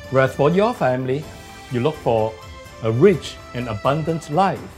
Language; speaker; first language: English; non-native, local second language; Cantonese